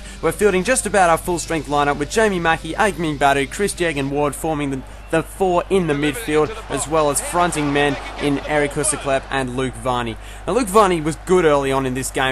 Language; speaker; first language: English; native; English